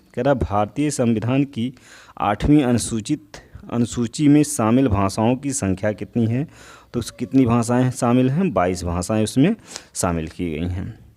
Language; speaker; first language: Hindi; native; Hindi